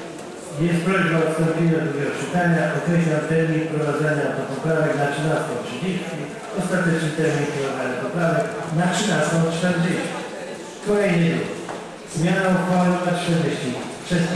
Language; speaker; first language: Polish; native; Polish